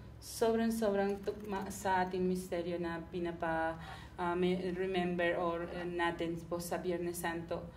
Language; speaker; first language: Filipino; non-native, fluent; Spanish